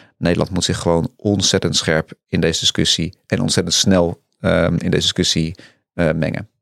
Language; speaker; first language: Dutch; native; Dutch